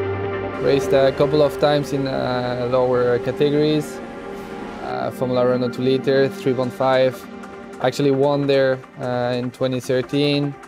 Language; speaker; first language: English; non-native, fluent; French